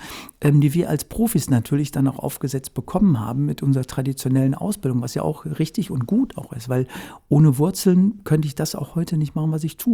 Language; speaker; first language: German; native; German